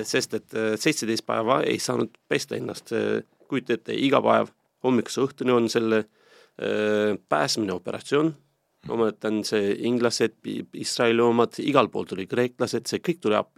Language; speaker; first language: Estonian; non-native, fluent; Turkish